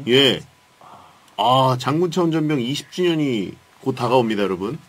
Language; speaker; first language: Korean; native; Korean